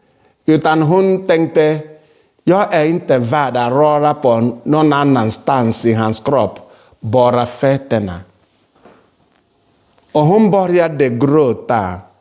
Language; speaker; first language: Swedish; non-native, fluent; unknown